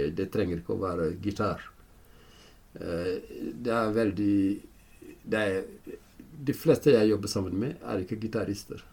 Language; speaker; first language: Norwegian; non-native, fluent; Fula